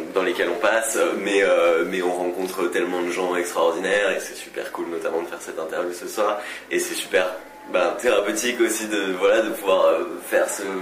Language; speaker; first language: French; native; French